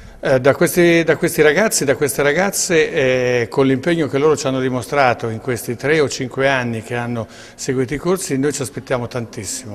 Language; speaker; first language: Italian; native; Italian